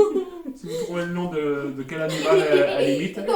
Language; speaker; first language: French; native; French